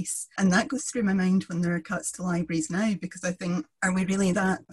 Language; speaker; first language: English; native; English